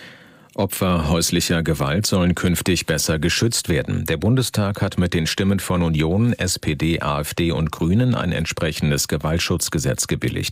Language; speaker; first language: German; native; German